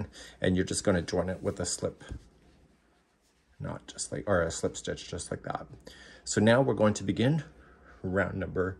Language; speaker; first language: English; native; English